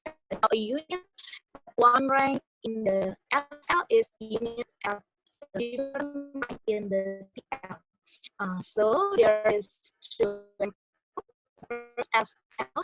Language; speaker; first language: English; non-native, learner; Indonesian